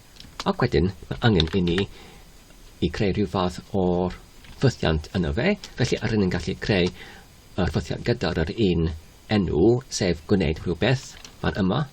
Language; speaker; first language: Welsh; non-native, learner; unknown